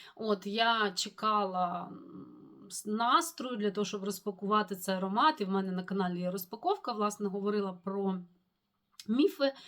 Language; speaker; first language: Ukrainian; non-native, local second language; Russian